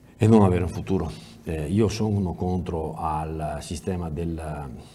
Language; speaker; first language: Italian; native; Italian